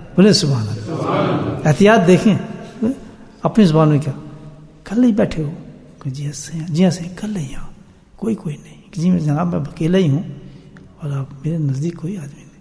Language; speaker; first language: Urdu; non-native, local second language; Saraiki